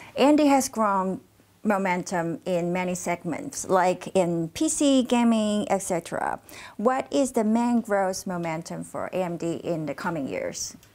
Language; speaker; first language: English; non-native, fluent; Chinese